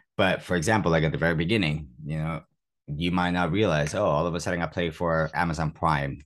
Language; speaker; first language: English; early bilingual, other home language; Spanish